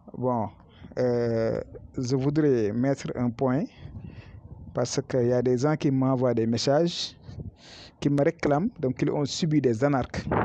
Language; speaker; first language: French; non-native, local second language; Wolof